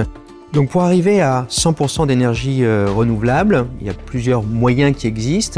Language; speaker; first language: French; native; French